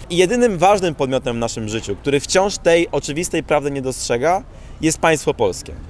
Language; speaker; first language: Polish; native; Polish